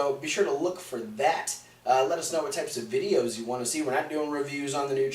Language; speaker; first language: English; native; English